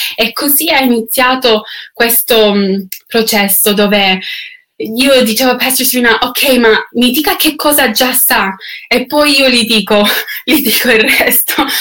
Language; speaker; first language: Italian; non-native, fluent; English